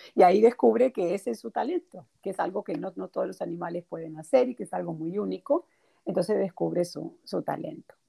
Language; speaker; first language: Spanish; native; Spanish